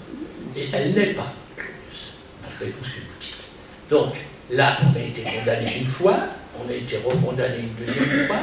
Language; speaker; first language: French; native; French